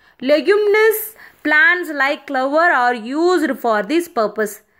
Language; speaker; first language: English; non-native, local second language; Tamil